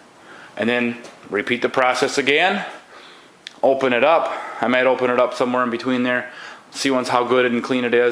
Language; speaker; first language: English; native; English